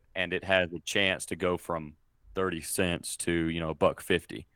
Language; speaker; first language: English; native; English